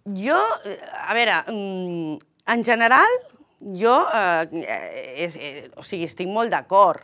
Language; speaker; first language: Catalan; early bilingual, other home language; Spanish